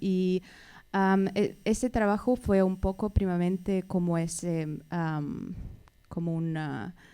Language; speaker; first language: Spanish; non-native, fluent; Russian